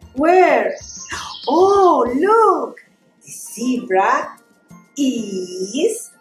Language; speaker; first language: English; non-native, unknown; Spanish